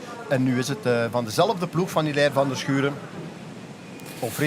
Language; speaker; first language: Dutch; native; Dutch